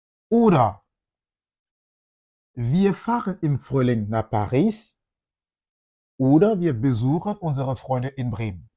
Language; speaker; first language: German; non-native, fluent; French